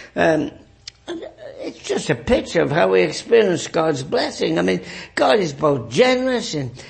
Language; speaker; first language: English; native; English